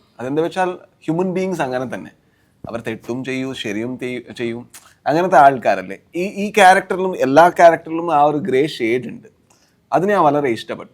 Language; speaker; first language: Malayalam; non-native, learner; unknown